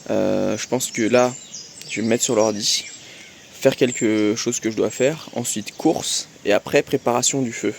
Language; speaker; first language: French; native; French